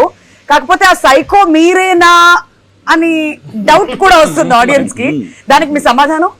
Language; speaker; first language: Telugu; native; Telugu